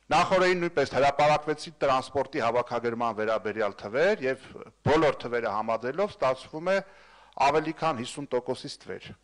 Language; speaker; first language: Armenian; native; Armenian